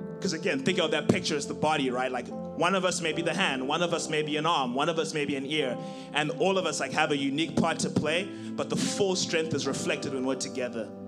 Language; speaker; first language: English; non-native, local second language; Shona